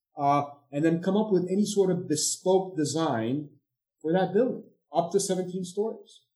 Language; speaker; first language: English; non-native, fluent; Arabic